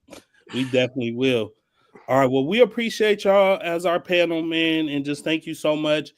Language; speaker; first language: English; native; English